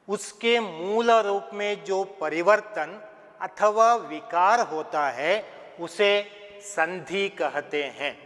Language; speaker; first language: Hindi; non-native, local second language; Kannada